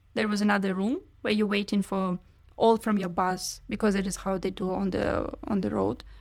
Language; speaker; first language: English; non-native, fluent; Ukrainian